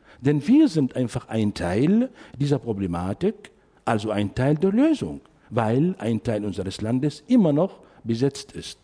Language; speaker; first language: German; non-native, fluent; Arabic